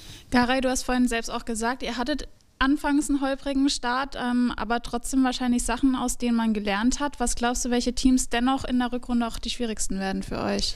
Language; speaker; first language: German; native; German